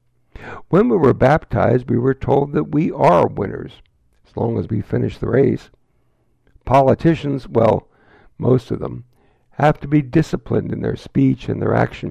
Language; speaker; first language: English; native; English